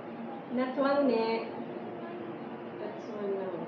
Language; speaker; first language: English; non-native, learner; Filipino